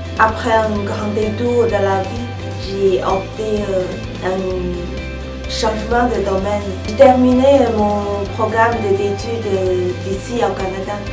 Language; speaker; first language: French; non-native, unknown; Chinese